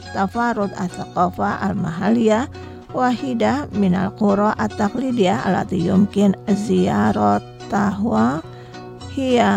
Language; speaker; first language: Arabic; non-native, fluent; Indonesian